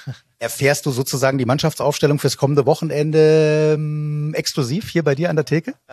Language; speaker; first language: German; native; German